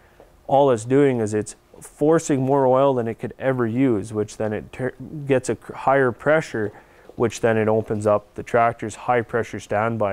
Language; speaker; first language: English; native; English